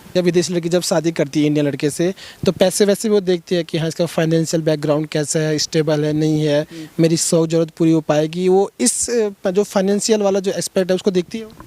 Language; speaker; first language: Hindi; native; Hindi